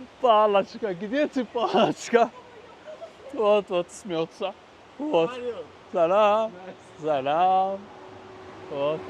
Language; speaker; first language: Russian; non-native, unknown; Persian